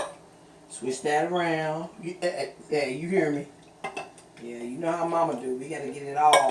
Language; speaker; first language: English; native; English